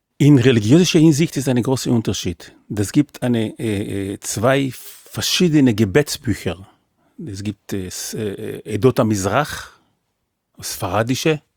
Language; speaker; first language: German; non-native, fluent; Hebrew